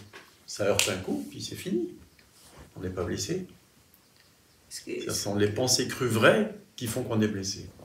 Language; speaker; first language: French; native; French